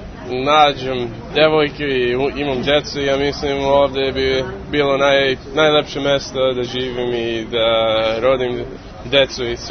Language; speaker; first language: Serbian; early bilingual, heritage; English